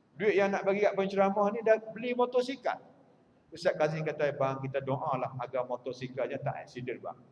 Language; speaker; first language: Malay; native; Malay